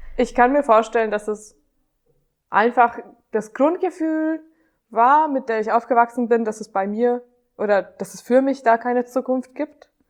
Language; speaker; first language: German; non-native, fluent; Hungarian